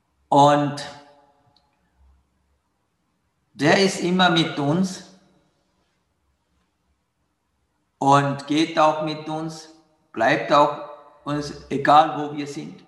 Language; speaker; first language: German; non-native, learner; Sinhala